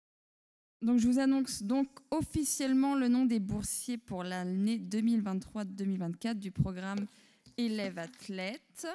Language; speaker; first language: French; native; French